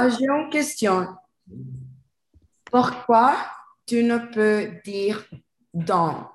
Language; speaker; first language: French; non-native, learner; Spanish